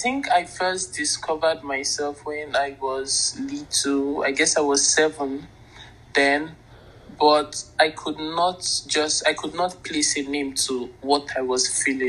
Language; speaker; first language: English; non-native, local second language; Igbo